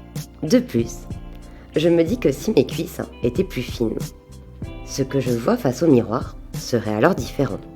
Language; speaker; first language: French; native; French